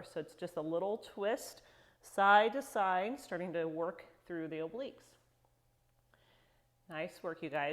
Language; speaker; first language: English; native; English